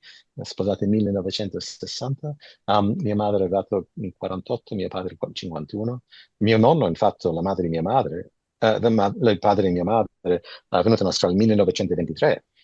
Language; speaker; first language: Italian; early bilingual, heritage; Italian